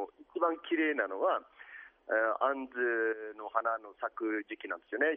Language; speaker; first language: Japanese; non-native, fluent; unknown